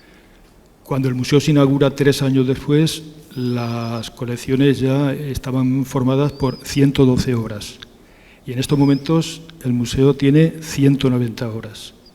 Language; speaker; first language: Spanish; native; Spanish